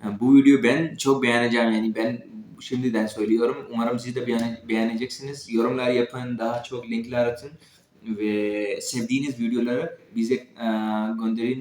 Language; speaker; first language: Turkish; non-native, fluent; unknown